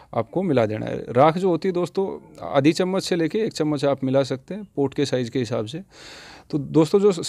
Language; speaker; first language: Hindi; native; Hindi